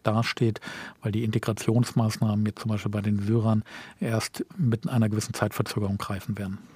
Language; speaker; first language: German; native; German